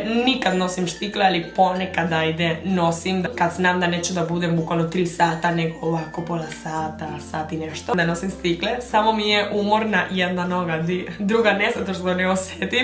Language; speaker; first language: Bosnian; early bilingual, heritage; Spanish